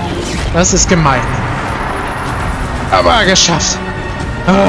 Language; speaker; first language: German; native; German